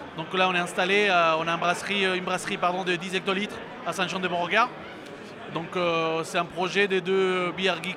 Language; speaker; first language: French; non-native, fluent; Spanish